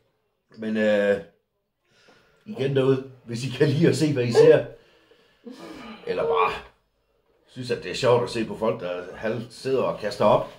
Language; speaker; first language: Danish; native; Danish